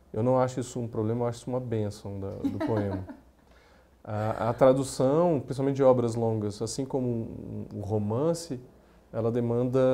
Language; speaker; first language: Portuguese; native; Portuguese